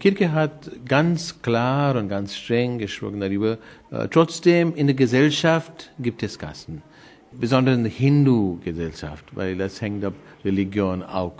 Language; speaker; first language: German; non-native, learner; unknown